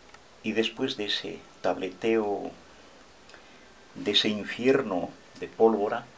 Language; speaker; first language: Spanish; native; Spanish